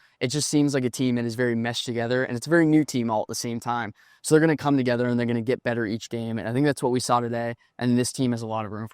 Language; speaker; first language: English; native; English